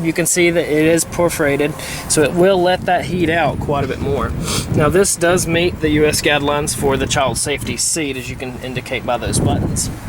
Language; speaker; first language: English; native; English